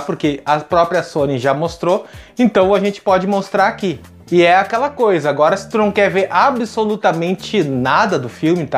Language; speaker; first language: Portuguese; native; Portuguese